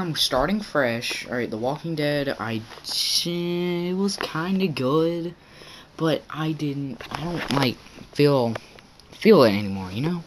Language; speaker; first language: English; native; English